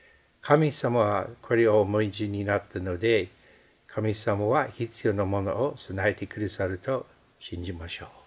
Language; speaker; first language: Japanese; non-native, fluent; English